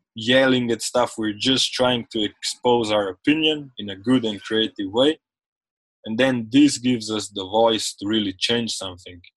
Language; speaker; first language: English; non-native, fluent; Slovenian